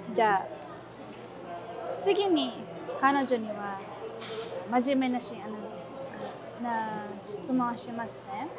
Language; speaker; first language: Japanese; non-native, fluent; Filipino